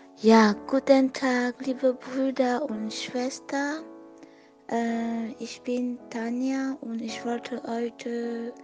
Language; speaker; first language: German; non-native, fluent; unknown